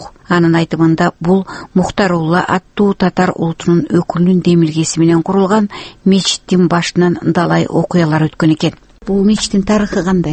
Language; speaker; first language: Kyrgyz; native; Kyrgyz